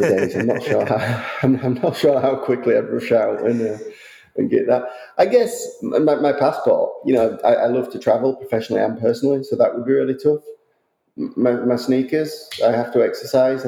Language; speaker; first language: English; native; English